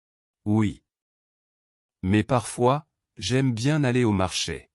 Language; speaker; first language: French; non-native, local second language; Arabic